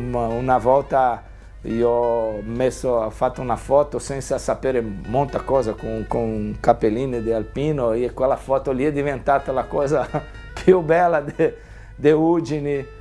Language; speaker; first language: Italian; non-native, fluent; Portuguese